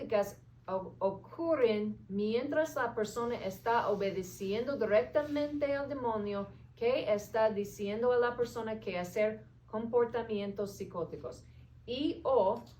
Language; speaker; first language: Spanish; non-native, learner; English